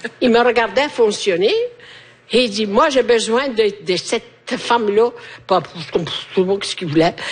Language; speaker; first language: French; non-native, fluent; Italian